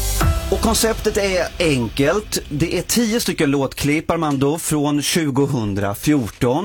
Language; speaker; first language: Swedish; native; Swedish